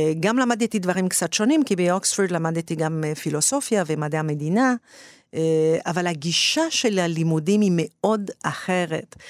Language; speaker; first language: Hebrew; non-native, fluent; French